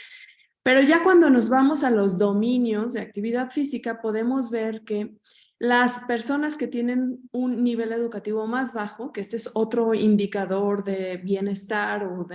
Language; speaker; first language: Spanish; native; Spanish